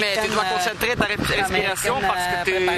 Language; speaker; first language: French; non-native, learner; Dutch